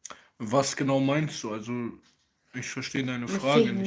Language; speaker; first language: German; early bilingual, other home language; Kurdish